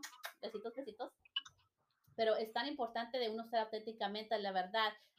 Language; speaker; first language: Spanish; native; Spanish